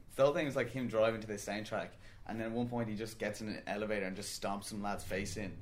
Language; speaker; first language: English; native; English